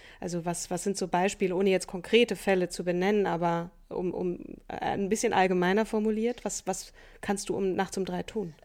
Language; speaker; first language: German; native; German